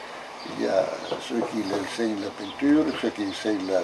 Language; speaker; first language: French; non-native, fluent; Italian